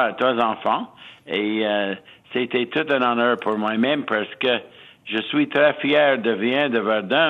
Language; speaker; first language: French; non-native, fluent; English